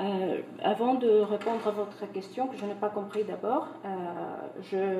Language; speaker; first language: French; non-native, fluent; Greek